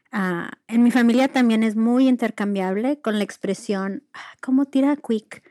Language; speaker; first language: Spanish; early bilingual, heritage; Spanish